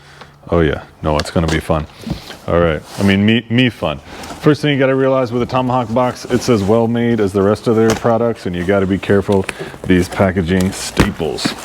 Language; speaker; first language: English; native; English